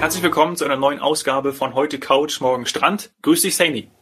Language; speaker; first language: German; native; German